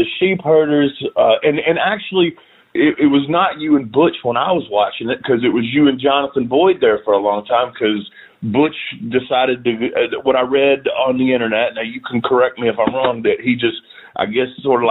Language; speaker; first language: English; native; English